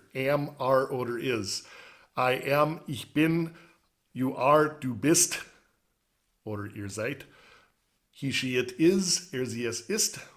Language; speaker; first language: German; non-native, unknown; English